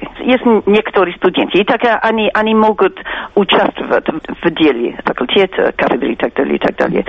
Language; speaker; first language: Russian; non-native, fluent; English